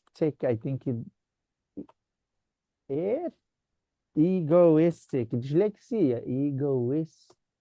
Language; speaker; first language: English; non-native, fluent; Portuguese